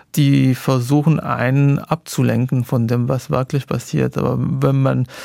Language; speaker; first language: German; non-native, fluent; Arabic